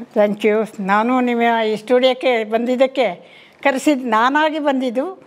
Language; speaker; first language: Kannada; non-native, local second language; Kodava